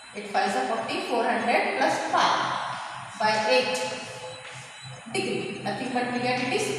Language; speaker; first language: English; non-native, local second language; Kannada